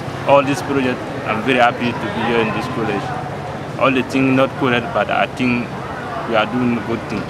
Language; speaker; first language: English; non-native, learner; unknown